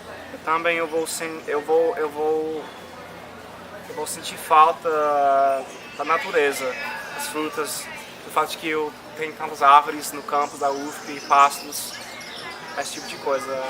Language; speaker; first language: Portuguese; non-native, fluent; English